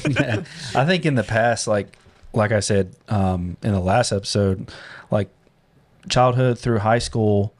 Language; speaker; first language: English; native; English